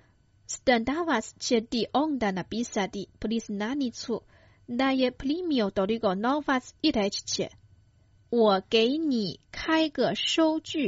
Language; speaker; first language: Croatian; non-native, fluent; Chinese